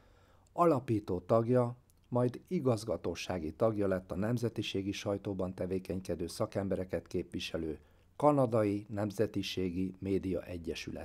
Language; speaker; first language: Hungarian; native; Hungarian